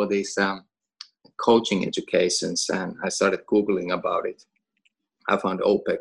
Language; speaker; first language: English; non-native, fluent; Finnish